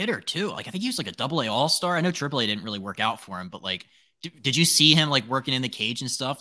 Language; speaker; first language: English; native; English